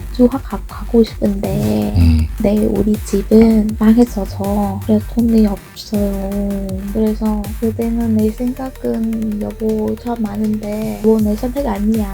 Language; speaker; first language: Korean; non-native, learner; Vietnamese